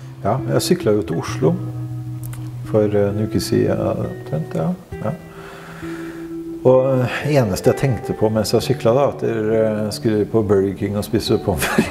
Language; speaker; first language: Norwegian; native; Norwegian